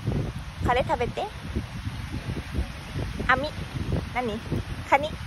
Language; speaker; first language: Japanese; non-native, learner; Thai